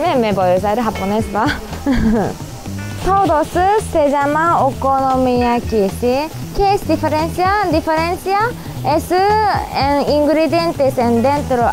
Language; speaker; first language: Spanish; non-native, learner; Japanese